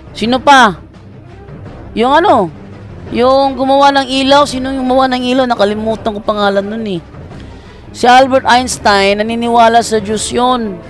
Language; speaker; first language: Filipino; non-native, local second language; Cebuano